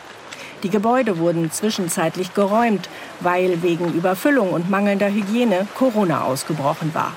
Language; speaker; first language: German; native; German